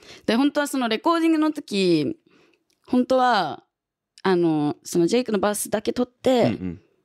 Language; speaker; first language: Japanese; early bilingual, other home language; English